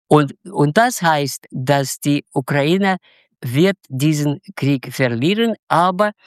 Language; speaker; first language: German; non-native, learner; Russian